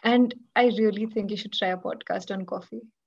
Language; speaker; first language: English; non-native, local second language; Hindi